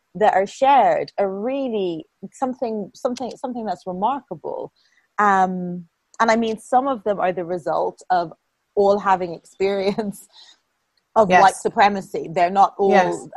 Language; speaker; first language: English; native; English